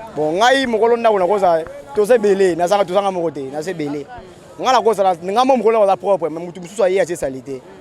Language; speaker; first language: Lingala; native; Lingala